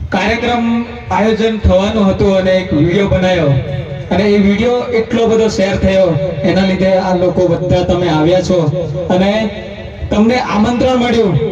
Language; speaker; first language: Gujarati; non-native, local second language; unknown